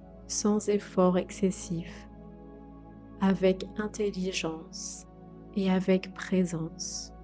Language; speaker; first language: French; native; French